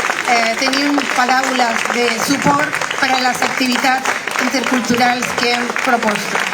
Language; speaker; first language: Catalan; non-native, fluent; Spanish